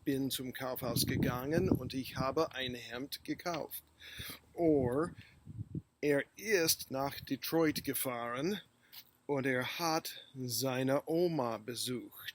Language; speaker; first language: German; non-native, fluent; English